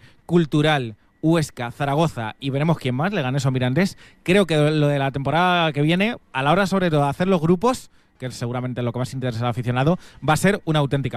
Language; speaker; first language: Spanish; native; Spanish